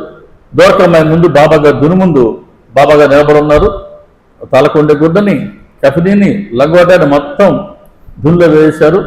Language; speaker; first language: Telugu; native; Telugu